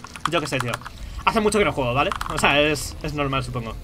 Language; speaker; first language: Spanish; native; Spanish